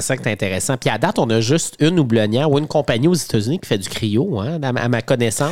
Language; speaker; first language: French; native; French